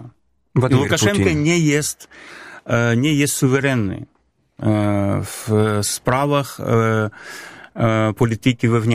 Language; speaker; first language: Polish; non-native, fluent; Belarusian